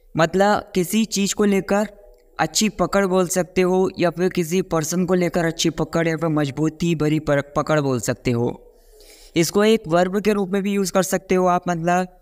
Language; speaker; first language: Hindi; native; Hindi